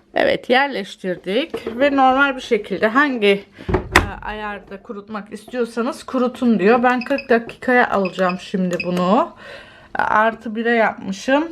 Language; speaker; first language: Turkish; early bilingual, heritage; Turkish